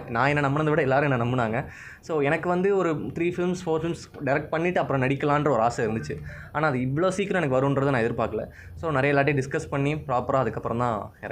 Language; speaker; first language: Tamil; native; Tamil